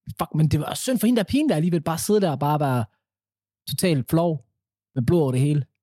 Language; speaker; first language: Danish; early bilingual, other home language; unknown